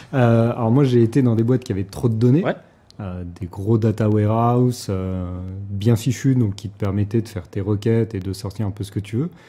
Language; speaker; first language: French; native; French